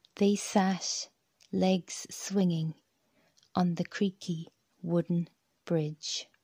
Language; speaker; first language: English; native; English